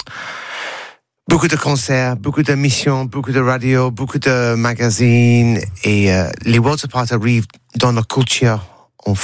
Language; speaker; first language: French; non-native, learner; English